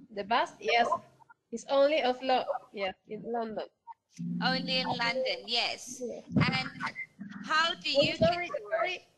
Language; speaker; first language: English; non-native, fluent; Spanish